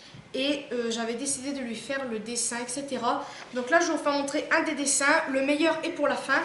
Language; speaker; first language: French; native; French